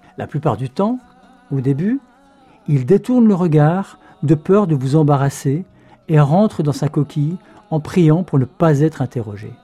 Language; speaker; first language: French; native; French